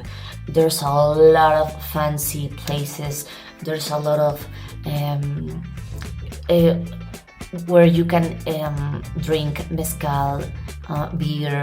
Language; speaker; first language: English; non-native, learner; Spanish